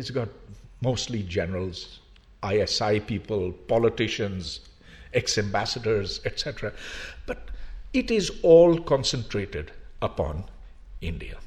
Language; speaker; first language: English; non-native, local second language; Urdu